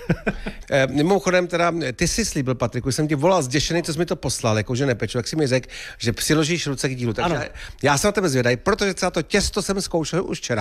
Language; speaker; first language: Czech; native; Czech